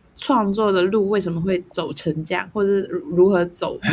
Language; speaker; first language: Chinese; non-native, local second language; Cantonese